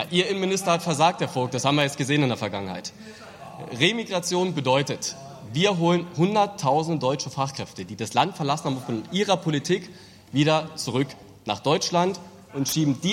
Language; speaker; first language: German; native; German